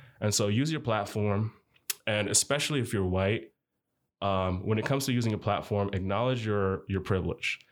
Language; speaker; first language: English; early bilingual, other home language; Arabic